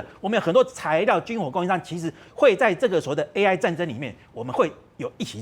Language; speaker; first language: Chinese; native; Chinese